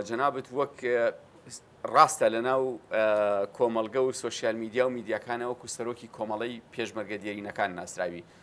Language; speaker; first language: Central Kurdish; native; Central Kurdish